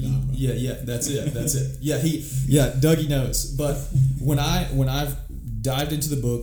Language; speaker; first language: English; native; English